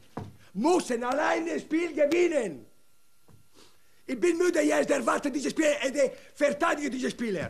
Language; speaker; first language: German; non-native, learner; Italian